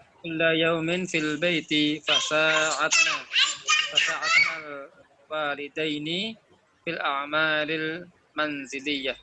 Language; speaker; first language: Arabic; non-native, learner; Indonesian